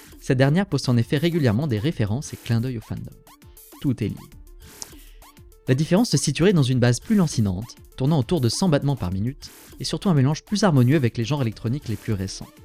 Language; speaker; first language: French; native; French